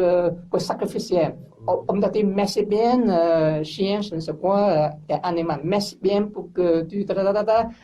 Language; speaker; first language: French; non-native, learner; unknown